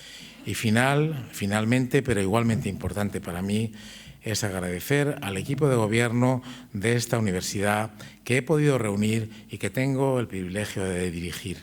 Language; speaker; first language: Spanish; native; Spanish